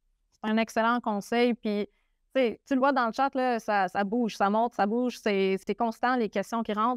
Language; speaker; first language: French; native; French